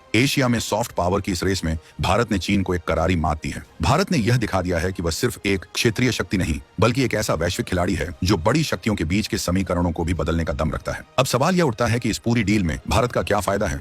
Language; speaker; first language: Hindi; native; Hindi